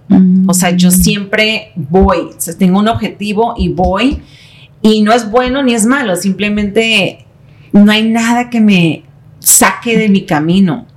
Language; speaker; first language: Spanish; native; Spanish